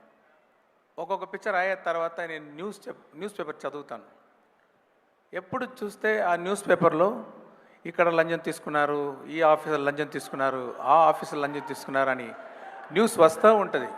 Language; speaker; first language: Telugu; non-native, learner; Tamil